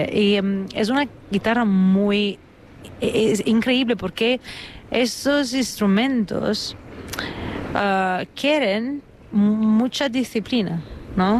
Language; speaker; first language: Spanish; non-native, fluent; Italian